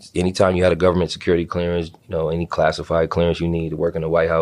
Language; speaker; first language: English; native; English